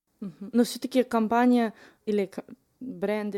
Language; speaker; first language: Russian; non-native, fluent; English